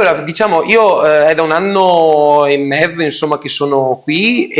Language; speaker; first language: Italian; native; Italian